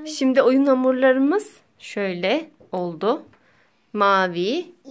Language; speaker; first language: Turkish; native; Turkish